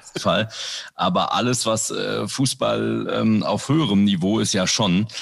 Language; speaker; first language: German; early bilingual, other home language; Indonesian